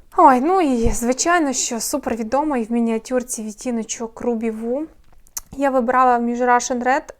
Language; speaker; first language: Ukrainian; non-native, local second language; Russian